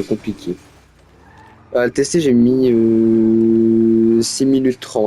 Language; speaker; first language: French; native; French